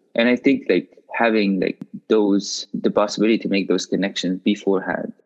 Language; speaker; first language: English; non-native, fluent; Arabic